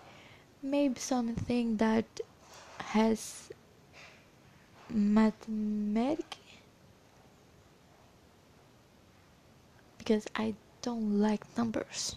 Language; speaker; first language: English; non-native, learner; Portuguese